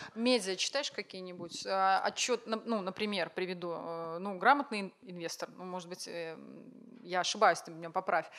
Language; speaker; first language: Russian; native; Russian